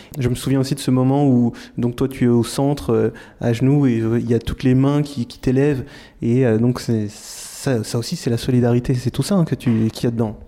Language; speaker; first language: French; native; French